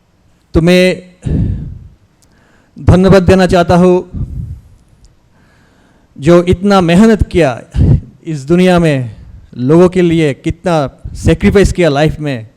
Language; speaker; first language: Hindi; non-native, learner; Bangla